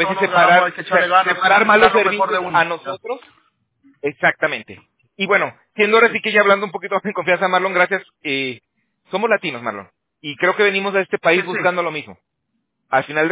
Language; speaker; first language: Spanish; native; Spanish